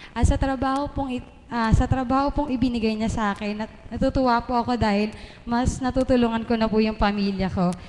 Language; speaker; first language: Filipino; native; Filipino